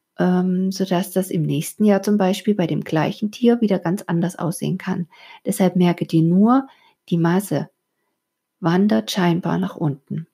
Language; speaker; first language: German; native; German